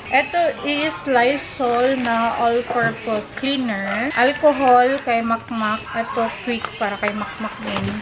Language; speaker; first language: Filipino; non-native, local second language; Cebuano